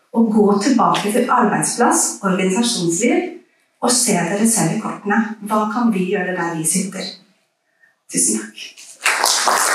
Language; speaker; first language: Norwegian; early bilingual, other home language; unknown